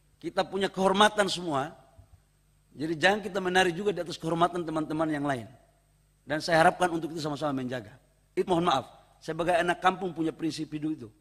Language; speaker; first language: Indonesian; native; Indonesian